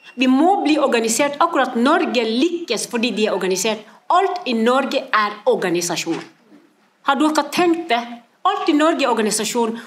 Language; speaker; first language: Norwegian; non-native, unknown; Somali